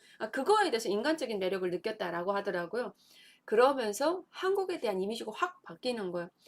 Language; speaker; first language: Korean; native; Korean